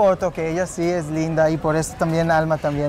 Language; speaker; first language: Spanish; non-native, fluent; Hebrew